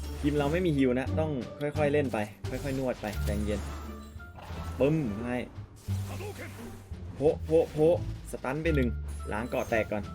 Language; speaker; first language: Thai; native; Thai